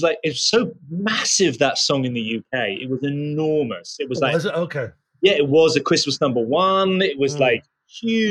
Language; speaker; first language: English; native; English